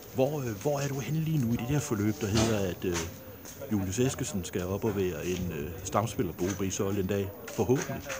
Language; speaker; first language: Danish; native; Danish